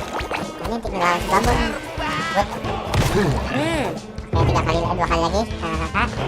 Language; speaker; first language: Indonesian; native; Indonesian